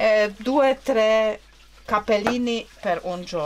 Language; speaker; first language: Italian; non-native, learner; Czech